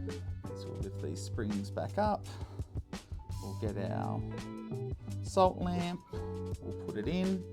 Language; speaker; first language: English; native; English